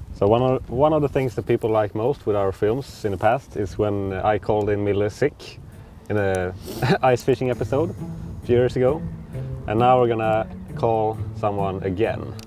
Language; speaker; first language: English; non-native, fluent; Swedish